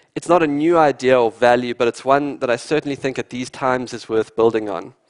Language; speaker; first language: English; native; English